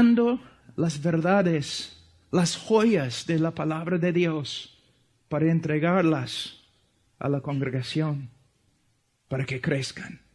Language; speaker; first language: Spanish; non-native, fluent; English